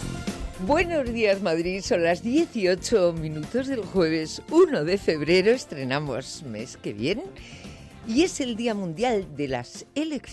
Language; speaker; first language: Spanish; native; Spanish